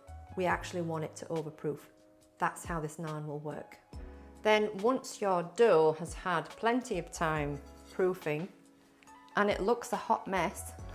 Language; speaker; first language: English; native; English